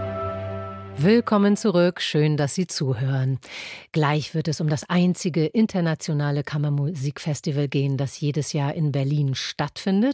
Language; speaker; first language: German; native; German